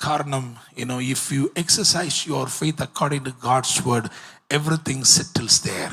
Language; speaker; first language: English; non-native, local second language; Tamil